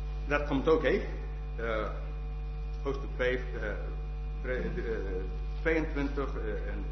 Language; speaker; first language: Dutch; non-native, fluent; English